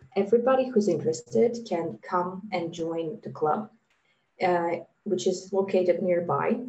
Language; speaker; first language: English; non-native, fluent; Latvian